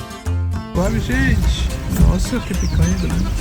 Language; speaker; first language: Portuguese; non-native, learner; Croatian